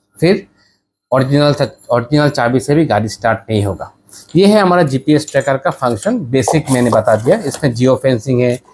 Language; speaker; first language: Hindi; non-native, learner; Bangla